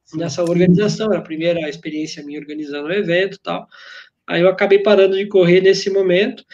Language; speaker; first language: Portuguese; native; Portuguese